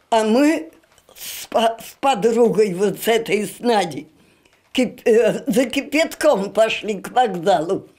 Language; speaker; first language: Russian; native; Russian